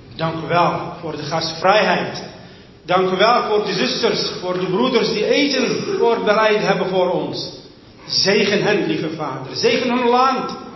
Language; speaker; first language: Dutch; non-native, fluent; French